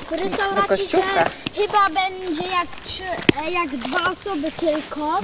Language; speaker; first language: Polish; early bilingual, heritage; English